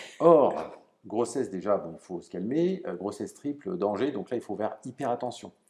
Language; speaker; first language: French; native; French